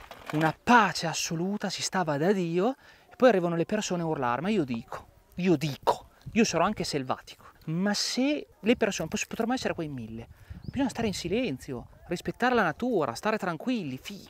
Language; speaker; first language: Italian; native; Italian